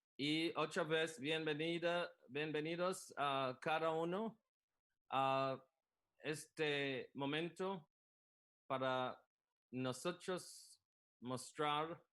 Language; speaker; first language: Spanish; non-native, learner; English